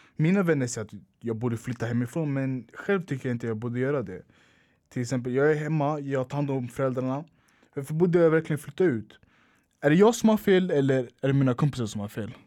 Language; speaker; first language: Swedish; early bilingual, other home language; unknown